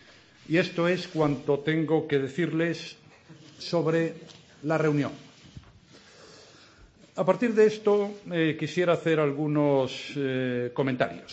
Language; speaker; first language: Spanish; native; Spanish